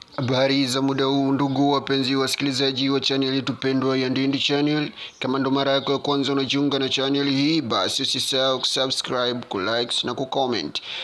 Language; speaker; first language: Swahili; native; Swahili